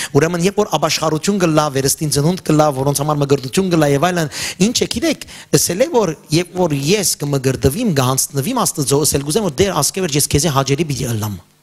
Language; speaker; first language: Armenian; early bilingual, heritage; Armenian